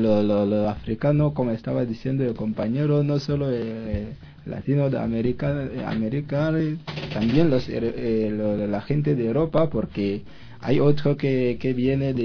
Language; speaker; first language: Spanish; non-native, learner; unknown